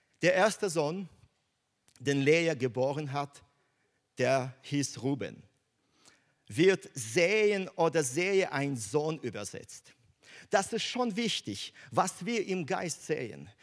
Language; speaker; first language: German; non-native, fluent; Russian